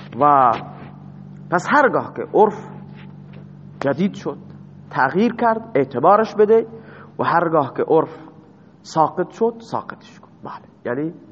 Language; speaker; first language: Persian; non-native, local second language; Baluchi